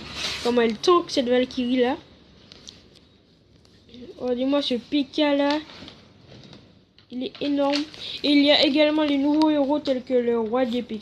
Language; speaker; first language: French; native; French